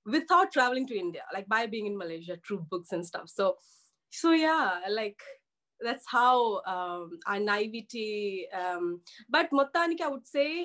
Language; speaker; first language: English; non-native, local second language; Telugu